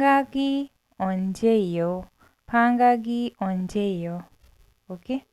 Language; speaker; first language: Korean; non-native, fluent; Hindi